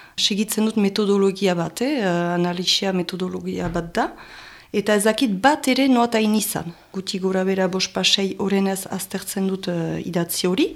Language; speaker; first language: Basque; native; Basque